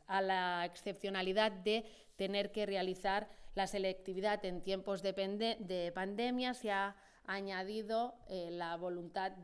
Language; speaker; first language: Spanish; non-native, local second language; Catalan